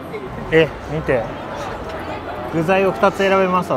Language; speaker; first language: Japanese; native; Japanese